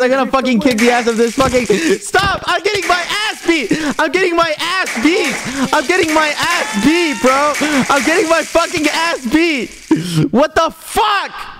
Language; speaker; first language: English; early bilingual, other home language; Spanish